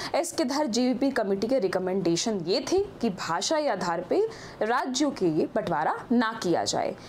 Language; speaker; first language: Hindi; native; Hindi